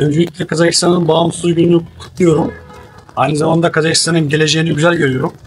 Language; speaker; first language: Turkish; early bilingual, other home language; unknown